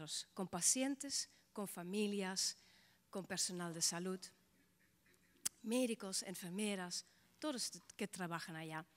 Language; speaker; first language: Spanish; non-native, fluent; Dutch